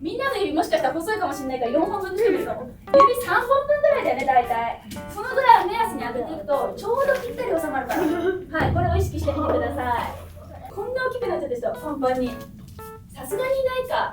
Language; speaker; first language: Japanese; native; Japanese